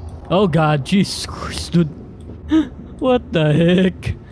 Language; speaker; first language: English; non-native, local second language; Filipino